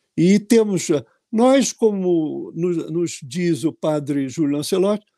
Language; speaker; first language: Portuguese; native; Portuguese